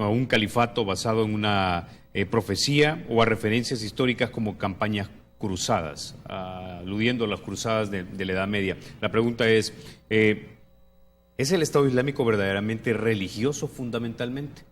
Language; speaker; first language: Spanish; native; Spanish